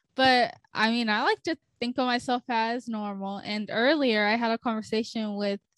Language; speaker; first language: English; early bilingual, other home language; Spanish